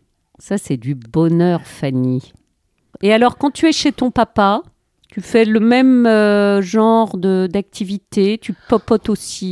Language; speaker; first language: French; native; French